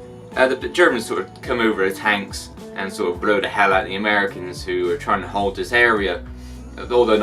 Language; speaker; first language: English; native; English